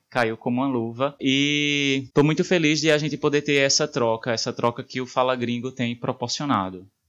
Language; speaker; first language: Portuguese; native; Portuguese